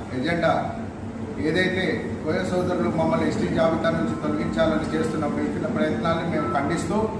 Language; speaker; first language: Telugu; non-native, local second language; Lambadi